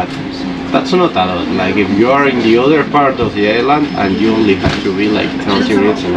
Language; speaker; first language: English; non-native, fluent; Spanish